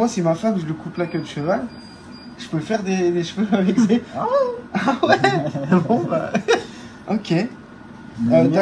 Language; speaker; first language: French; native; French